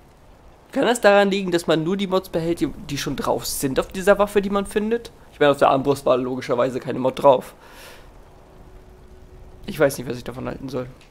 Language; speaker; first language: German; native; German